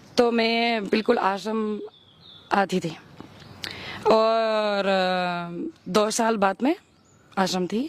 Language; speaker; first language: Hindi; non-native, learner; Spanish